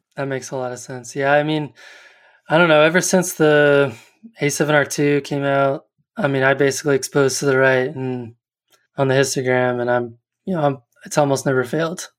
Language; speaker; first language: English; native; English